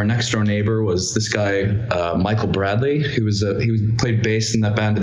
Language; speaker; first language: English; native; English